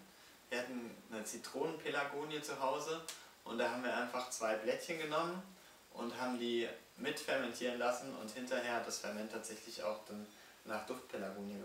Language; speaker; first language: German; native; German